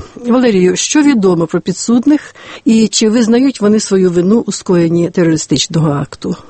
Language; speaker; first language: Ukrainian; native; Ukrainian